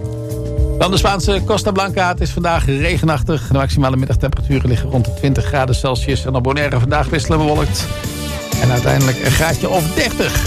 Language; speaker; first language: Dutch; native; Dutch